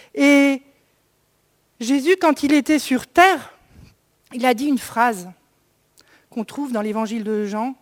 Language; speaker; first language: French; native; French